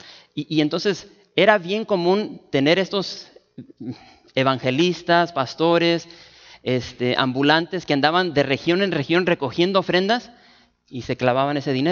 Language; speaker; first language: Spanish; native; Spanish